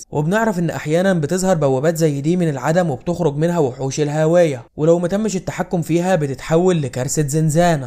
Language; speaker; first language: Arabic; native; Arabic